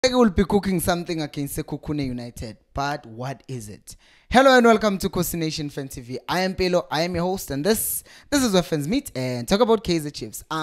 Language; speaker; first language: English; non-native, local second language; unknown